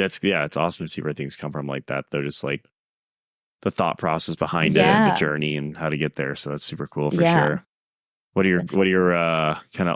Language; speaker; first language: English; native; English